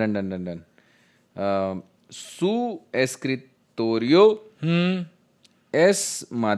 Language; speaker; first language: Spanish; non-native, learner; Hindi